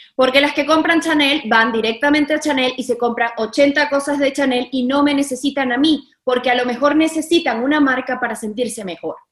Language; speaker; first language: Spanish; native; Spanish